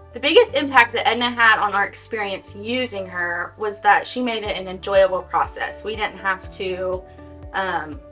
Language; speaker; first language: English; native; English